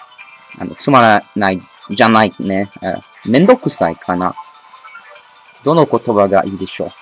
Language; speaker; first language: Japanese; non-native, learner; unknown